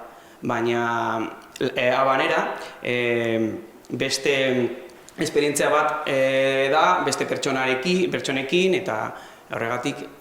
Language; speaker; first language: Basque; non-native, local second language; Spanish